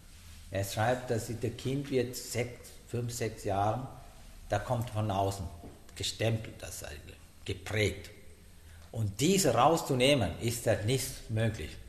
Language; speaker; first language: German; non-native, learner; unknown